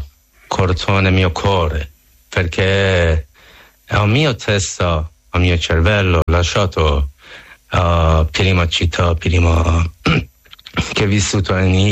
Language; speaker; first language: Italian; non-native, learner; Persian